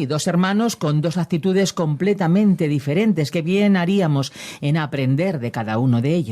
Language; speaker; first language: Spanish; native; Spanish